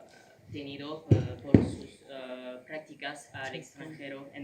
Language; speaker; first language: Spanish; non-native, fluent; French